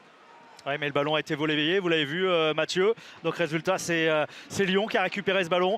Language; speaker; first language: French; native; French